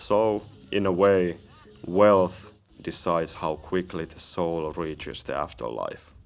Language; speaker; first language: English; non-native, fluent; Finnish